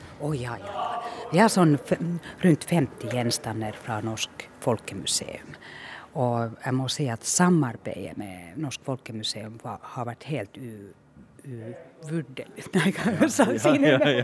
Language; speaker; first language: Norwegian; non-native, fluent; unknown